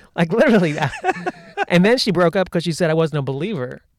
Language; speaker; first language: English; native; English